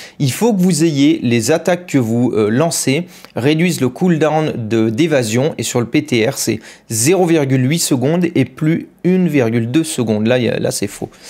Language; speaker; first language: French; native; French